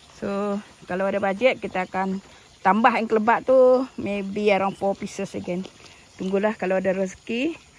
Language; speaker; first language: Malay; non-native, local second language; Iban